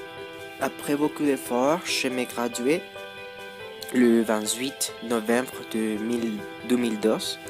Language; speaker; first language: French; non-native, learner; Spanish